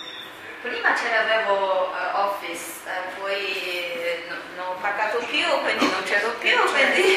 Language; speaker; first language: Italian; non-native, fluent; Chinese